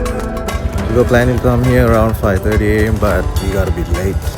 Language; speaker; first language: English; non-native, local second language; Sinhala